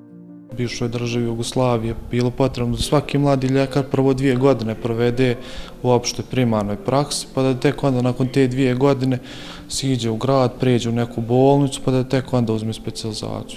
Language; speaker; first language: Bosnian; native; Bosnian